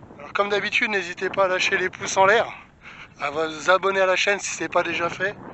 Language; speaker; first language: French; native; French